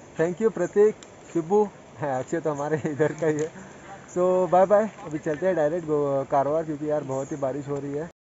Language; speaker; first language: Hindi; non-native, local second language; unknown